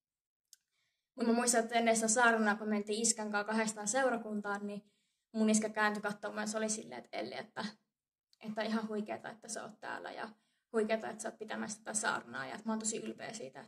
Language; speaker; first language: Finnish; native; Finnish